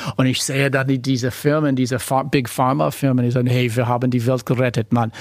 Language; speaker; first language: German; non-native, fluent; English